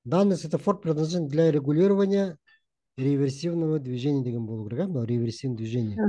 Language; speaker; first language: Russian; non-native, local second language; Kazakh